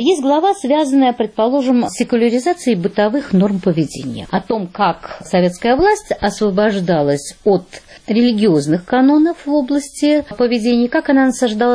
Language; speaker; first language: Russian; native; Russian